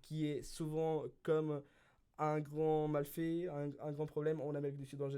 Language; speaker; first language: French; early bilingual, other home language; Spanish